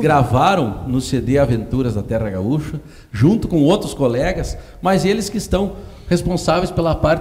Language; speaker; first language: Portuguese; native; Portuguese